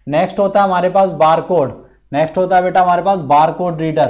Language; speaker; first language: Hindi; native; Hindi